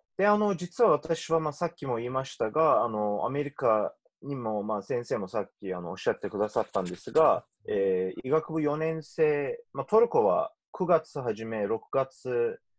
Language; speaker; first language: Japanese; non-native, fluent; Turkish